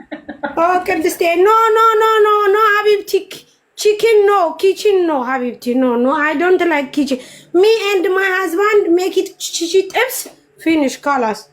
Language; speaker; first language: English; non-native, learner; Amharic